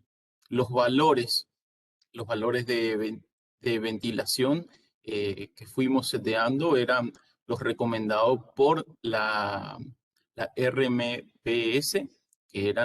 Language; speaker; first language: Spanish; native; Spanish